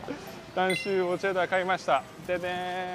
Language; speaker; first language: Chinese; non-native, learner; Japanese